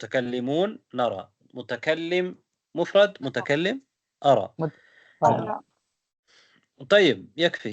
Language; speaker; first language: Arabic; non-native, fluent; Tamil